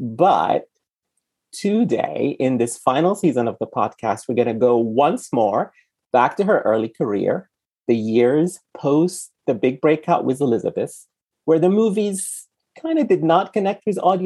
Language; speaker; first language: English; non-native, fluent; Arabic